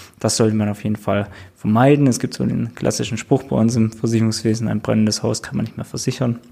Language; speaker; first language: German; native; German